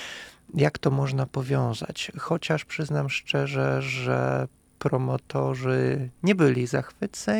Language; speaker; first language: Polish; non-native, fluent; Russian